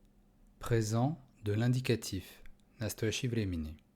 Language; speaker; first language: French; non-native, fluent; Russian